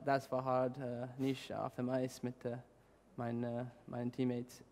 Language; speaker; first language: German; non-native, learner; English